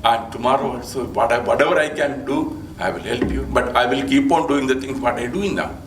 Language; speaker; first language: English; non-native, local second language; Malayalam